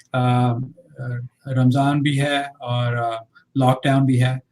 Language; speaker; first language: Hindi; early bilingual, other home language; Urdu